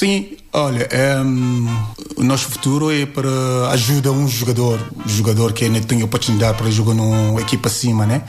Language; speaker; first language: Portuguese; non-native, learner; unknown